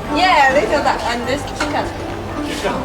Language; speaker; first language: English; non-native, learner; Chinese